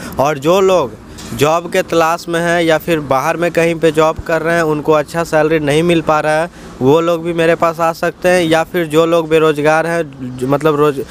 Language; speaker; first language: Hindi; native; Hindi